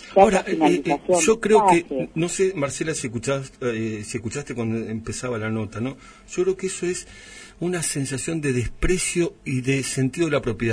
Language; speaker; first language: Spanish; native; Spanish